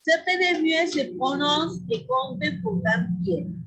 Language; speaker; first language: French; non-native, fluent; Spanish